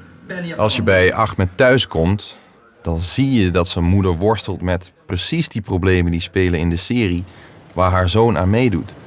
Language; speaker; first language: Dutch; native; Dutch